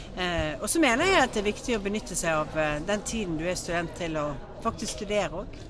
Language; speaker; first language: Norwegian; native; Norwegian